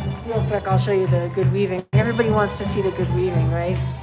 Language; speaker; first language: English; native; English